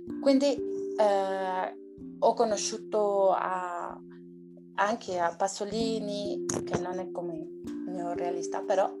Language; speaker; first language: Italian; non-native, learner; Spanish